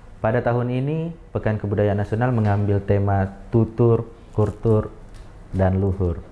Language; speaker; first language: Indonesian; non-native, local second language; Buginese